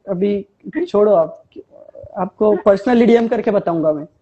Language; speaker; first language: Hindi; non-native, local second language; Marathi